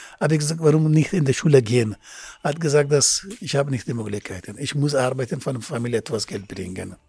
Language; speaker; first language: German; non-native, learner; Persian